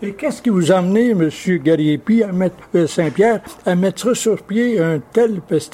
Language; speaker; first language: French; native; French